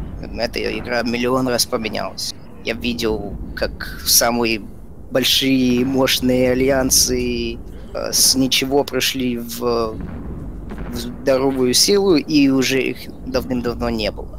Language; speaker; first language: Russian; early bilingual, heritage; Russian